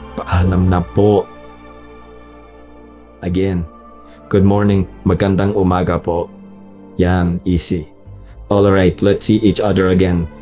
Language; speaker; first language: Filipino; non-native, learner; English